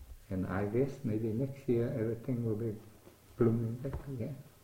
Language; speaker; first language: English; non-native, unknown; Vietnamese